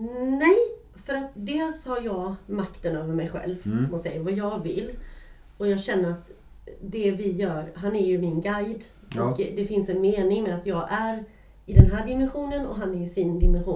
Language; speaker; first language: Swedish; native; Swedish